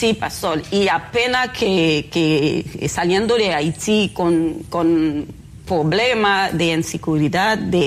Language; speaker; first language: Spanish; non-native, fluent; Haitian Creole